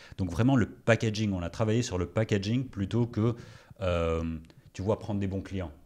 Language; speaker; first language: French; early bilingual, other home language; Greek